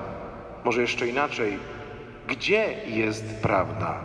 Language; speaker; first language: Polish; native; Polish